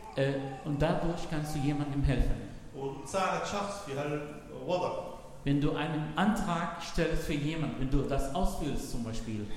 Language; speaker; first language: German; non-native, fluent; Arabic